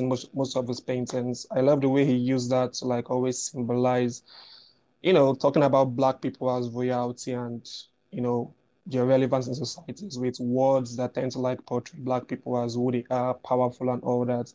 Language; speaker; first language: English; non-native, local second language; Igbo